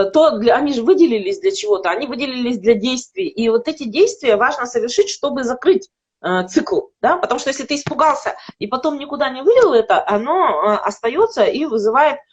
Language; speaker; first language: Russian; native; Russian